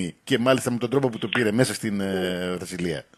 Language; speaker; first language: Greek; native; Greek